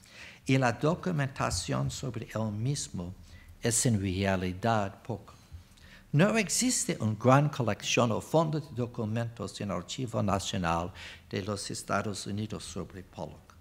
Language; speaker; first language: Spanish; non-native, fluent; English